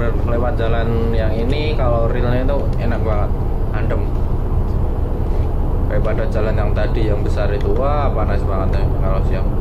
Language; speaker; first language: Indonesian; native; Indonesian